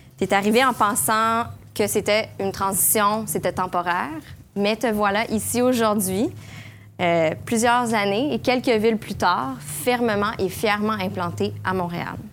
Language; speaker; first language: French; native; French